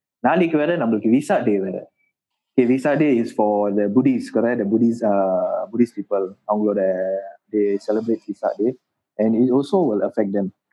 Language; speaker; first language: English; non-native, local second language; Tamil